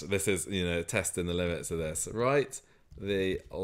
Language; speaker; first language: English; native; English